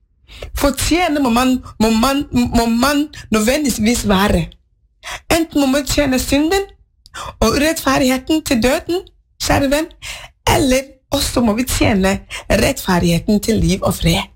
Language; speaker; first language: Norwegian; non-native, fluent; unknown